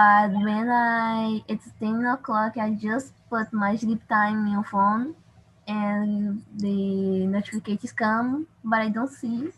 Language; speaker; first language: English; non-native, learner; Portuguese